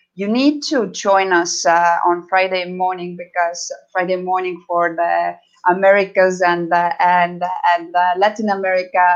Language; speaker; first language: English; non-native, fluent; Estonian